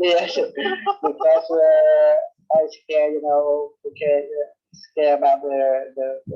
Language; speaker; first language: English; non-native, learner; Vietnamese